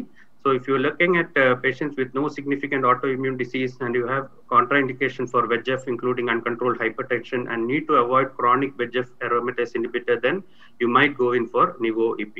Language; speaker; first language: English; non-native, local second language; Tamil